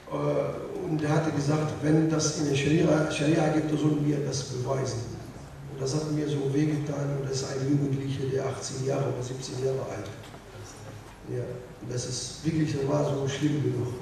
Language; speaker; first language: German; non-native, learner; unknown